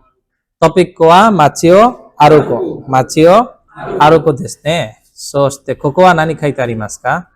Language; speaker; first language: Japanese; non-native, fluent; Bangla